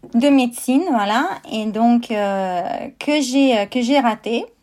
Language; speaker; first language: French; non-native, fluent; Russian